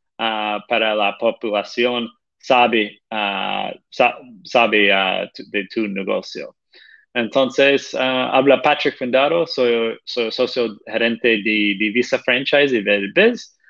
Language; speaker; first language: Spanish; non-native, fluent; Portuguese